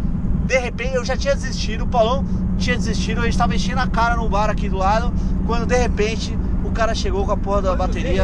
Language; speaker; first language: Portuguese; native; Portuguese